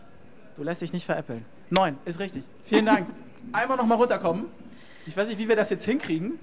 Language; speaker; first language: German; native; German